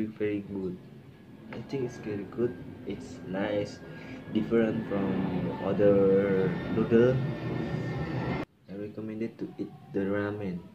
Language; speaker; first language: English; non-native, learner; Indonesian